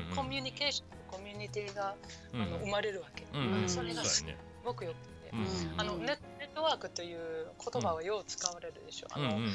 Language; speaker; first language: Japanese; non-native, fluent; French